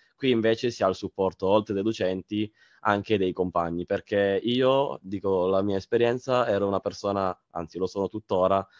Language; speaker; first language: Italian; native; Italian